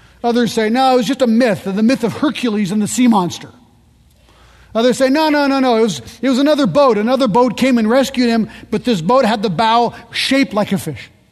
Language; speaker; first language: English; early bilingual, other home language; French